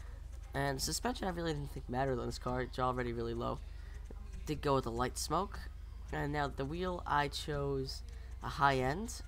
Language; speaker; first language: English; native; English